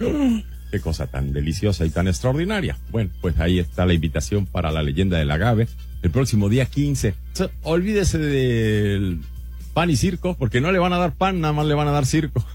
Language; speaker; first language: Spanish; native; Spanish